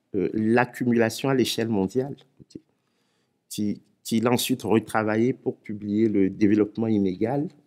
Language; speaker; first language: French; non-native, local second language; Ewe